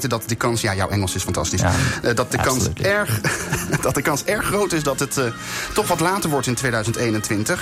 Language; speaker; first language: Dutch; native; Dutch